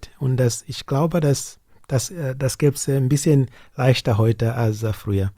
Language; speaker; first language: German; non-native, learner; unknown